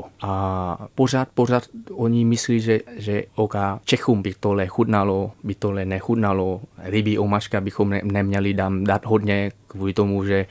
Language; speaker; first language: Czech; non-native, fluent; Vietnamese